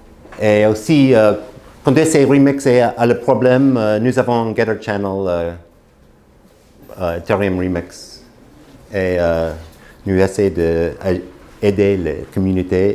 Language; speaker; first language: French; non-native, learner; English